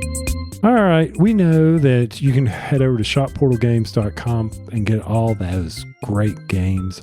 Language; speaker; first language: English; native; English